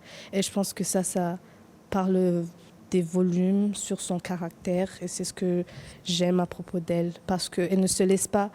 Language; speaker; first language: French; non-native, fluent; English